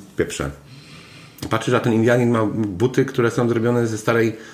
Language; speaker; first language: Polish; native; Polish